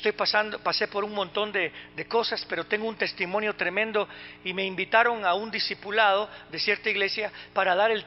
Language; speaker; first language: Spanish; native; Spanish